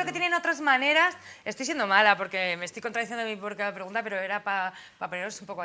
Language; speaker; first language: Spanish; native; Spanish